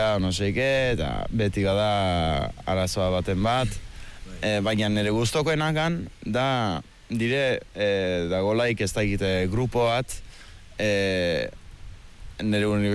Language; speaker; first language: Basque; early bilingual, heritage; Basque